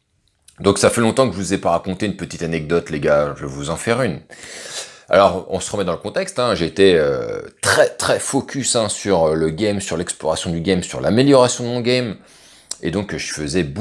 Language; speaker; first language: French; native; French